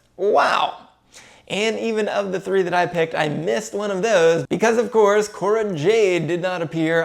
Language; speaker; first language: English; native; English